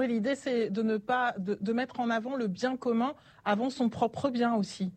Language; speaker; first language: French; native; French